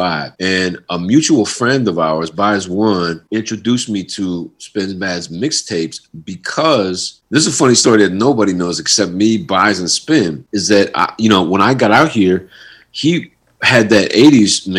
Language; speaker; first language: English; native; English